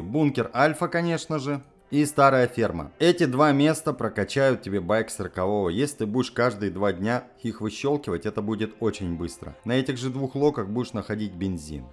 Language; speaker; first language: Russian; native; Russian